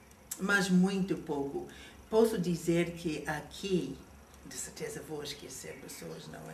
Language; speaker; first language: Portuguese; non-native, fluent; English